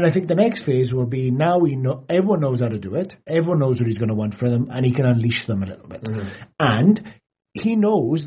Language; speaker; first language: English; native; English